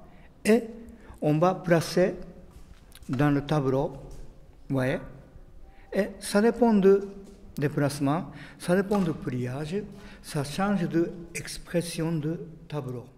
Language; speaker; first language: French; non-native, fluent; Japanese